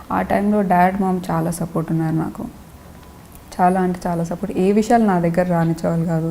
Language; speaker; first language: Telugu; non-native, local second language; Lambadi